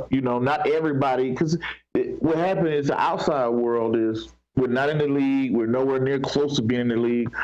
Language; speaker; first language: English; native; English